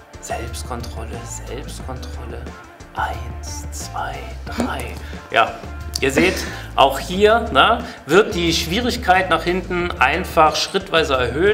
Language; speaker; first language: German; native; German